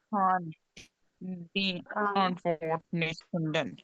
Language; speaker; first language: German; non-native, learner; Urdu